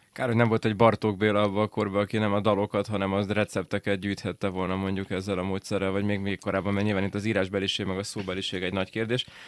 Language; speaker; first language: Hungarian; native; Hungarian